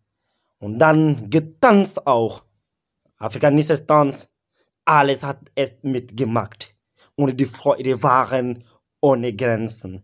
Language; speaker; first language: German; non-native, learner; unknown